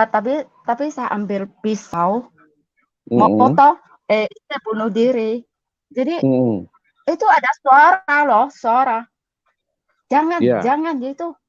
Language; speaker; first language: Indonesian; non-native, learner; Cantonese